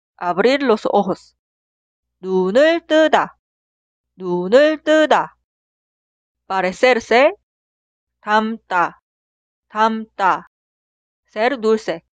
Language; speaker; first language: Spanish; non-native, fluent; Korean